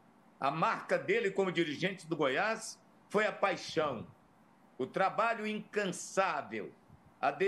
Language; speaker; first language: Portuguese; native; Portuguese